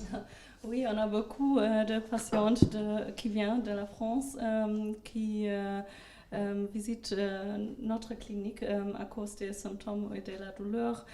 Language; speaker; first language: French; non-native, fluent; German